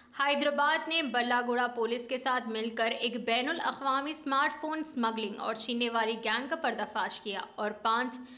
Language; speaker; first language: Urdu; native; Urdu